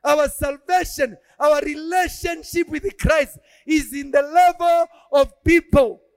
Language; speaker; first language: English; non-native, local second language; Swahili